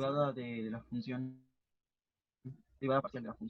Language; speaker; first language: Spanish; native; Spanish